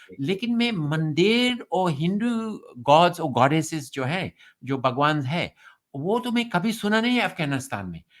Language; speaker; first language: Hindi; non-native, learner; English